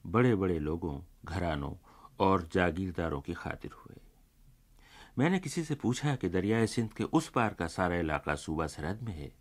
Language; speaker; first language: Urdu; native; Urdu